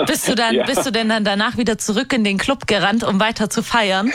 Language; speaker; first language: German; native; German